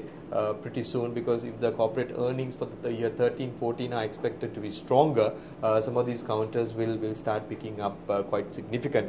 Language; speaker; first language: English; non-native, local second language; Sinhala